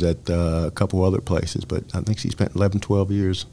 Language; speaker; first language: English; native; English